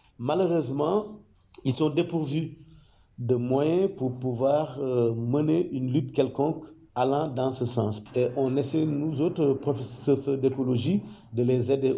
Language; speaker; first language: French; non-native, local second language; Wolof